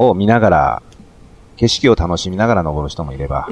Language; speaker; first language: Japanese; native; Japanese